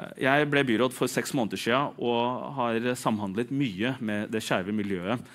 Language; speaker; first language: Norwegian; early bilingual, other home language; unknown